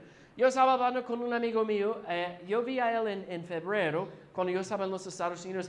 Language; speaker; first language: Spanish; non-native, fluent; English